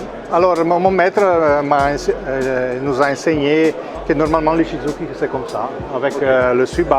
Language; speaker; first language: French; non-native, local second language; Italian